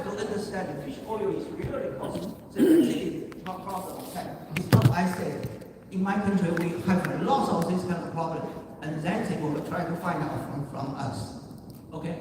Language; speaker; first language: English; non-native, fluent; Chinese